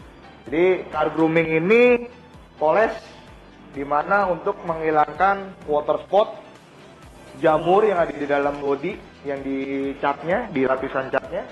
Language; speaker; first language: Malay; native; Malay